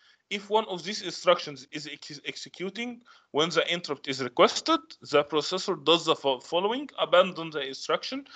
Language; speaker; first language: English; non-native, fluent; Arabic